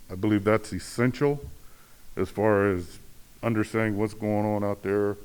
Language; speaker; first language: English; native; English